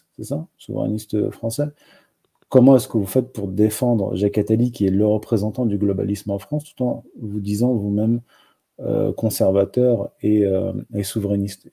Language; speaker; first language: French; non-native, local second language; Arabic